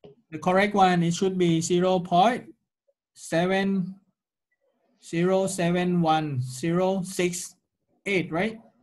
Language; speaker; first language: English; non-native, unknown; Thai